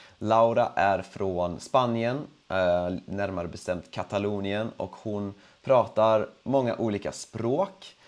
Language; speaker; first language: Swedish; native; Swedish